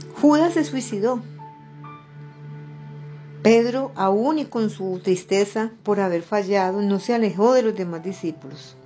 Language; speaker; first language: Spanish; native; Spanish